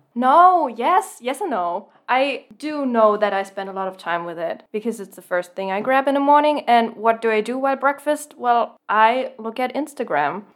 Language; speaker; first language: English; non-native, fluent; German